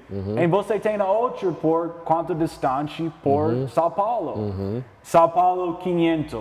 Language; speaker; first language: Portuguese; non-native, learner; English